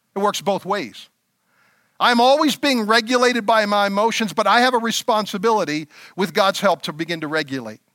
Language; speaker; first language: English; native; English